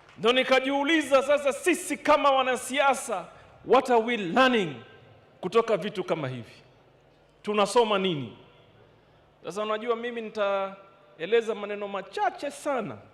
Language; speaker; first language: Swahili; native; Swahili